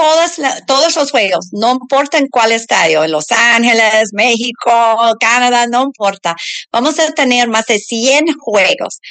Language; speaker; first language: Spanish; early bilingual, other home language; English